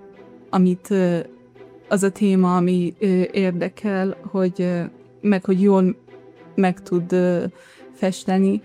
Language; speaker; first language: Hungarian; early bilingual, heritage; Hungarian